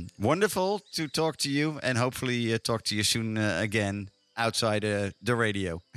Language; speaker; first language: English; non-native, fluent; Dutch